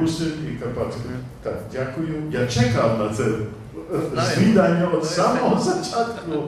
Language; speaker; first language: Polish; non-native, learner; English